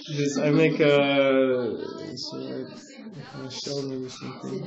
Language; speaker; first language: English; non-native, learner; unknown